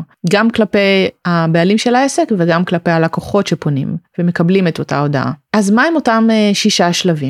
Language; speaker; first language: Hebrew; native; Hebrew